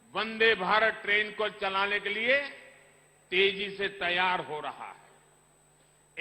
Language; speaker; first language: Hindi; non-native, local second language; Gujarati